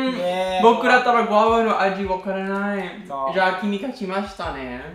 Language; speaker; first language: Japanese; non-native, learner; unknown